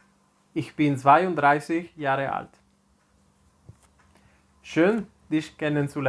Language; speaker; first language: German; non-native, fluent; Italian